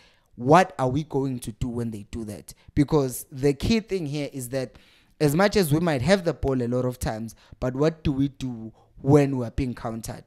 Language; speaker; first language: English; non-native, local second language; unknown